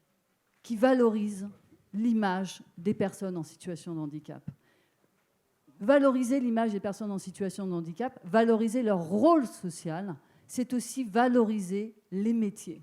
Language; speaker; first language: French; native; French